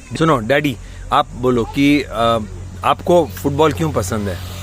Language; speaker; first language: Hindi; non-native, local second language; Konkani